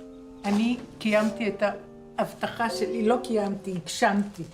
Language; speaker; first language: Hebrew; early bilingual, other home language; Croatian